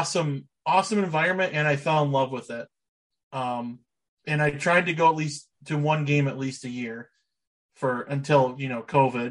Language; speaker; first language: English; native; English